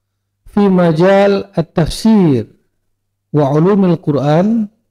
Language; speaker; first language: Arabic; non-native, fluent; Indonesian